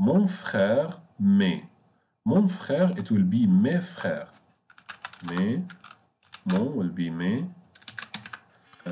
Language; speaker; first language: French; non-native, fluent; Arabic